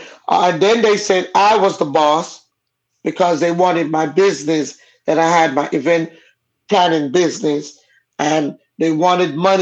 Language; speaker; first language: English; non-native, local second language; Jamaican Creole English